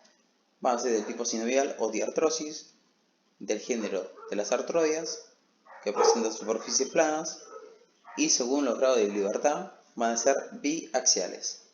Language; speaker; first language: Spanish; native; Spanish